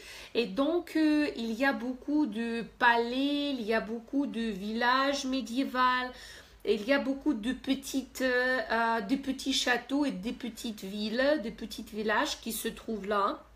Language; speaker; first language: French; non-native, fluent; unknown